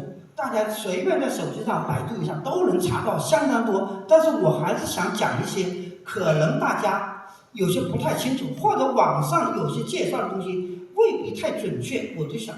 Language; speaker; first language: Chinese; native; Chinese